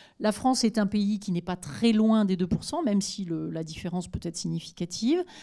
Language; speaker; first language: French; native; French